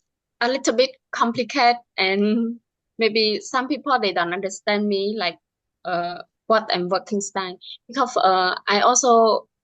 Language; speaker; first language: English; non-native, learner; Khmer